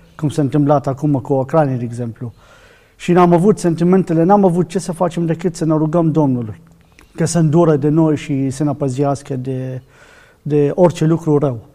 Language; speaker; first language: Romanian; non-native, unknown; Arabic